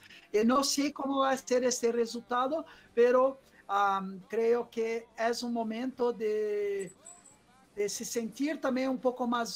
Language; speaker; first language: Spanish; non-native, fluent; Portuguese